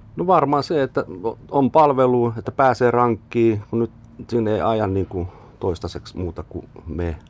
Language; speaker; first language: Finnish; native; Finnish